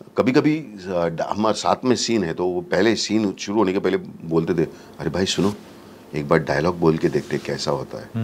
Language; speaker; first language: Hindi; non-native, local second language; Marathi